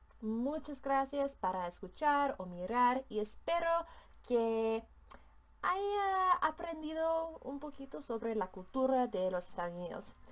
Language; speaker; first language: Spanish; non-native, fluent; English